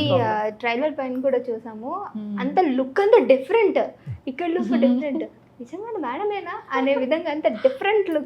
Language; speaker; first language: Telugu; native; Telugu